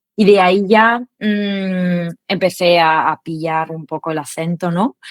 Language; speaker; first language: Spanish; non-native, fluent; Ukrainian